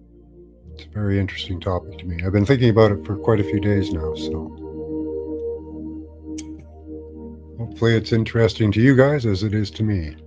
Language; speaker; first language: English; native; English